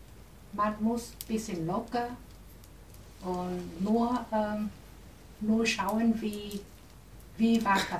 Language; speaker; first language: German; non-native, learner; Vietnamese